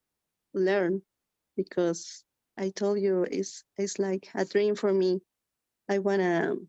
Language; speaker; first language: English; non-native, learner; Spanish